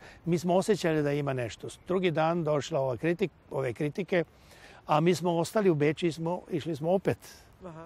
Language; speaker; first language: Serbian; non-native, local second language; Hungarian